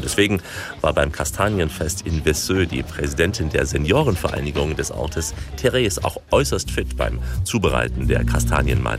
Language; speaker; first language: German; native; German